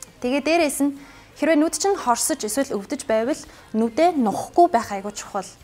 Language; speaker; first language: Mongolian; non-native, fluent; English